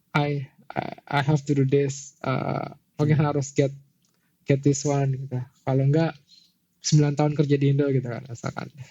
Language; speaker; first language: Indonesian; native; Indonesian